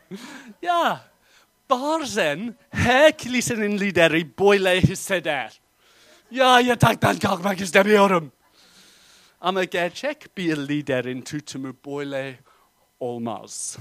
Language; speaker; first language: Turkish; non-native, fluent; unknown